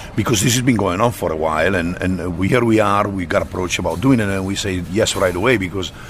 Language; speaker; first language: English; non-native, fluent; Italian